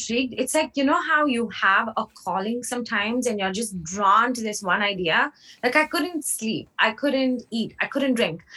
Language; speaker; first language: English; non-native, local second language; Hindi